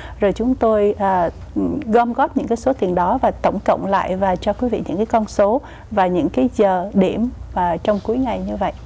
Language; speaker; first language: Vietnamese; native; Vietnamese